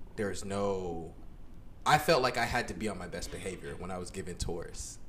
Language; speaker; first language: English; native; English